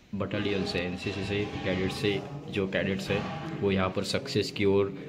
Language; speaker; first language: Hindi; non-native, local second language; Marathi